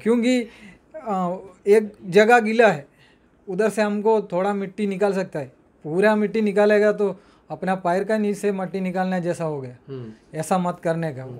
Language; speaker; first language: Hindi; non-native, local second language; Malayalam